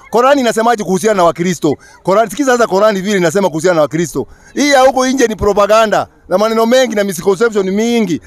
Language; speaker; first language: Swahili; non-native, local second language; Kikuyu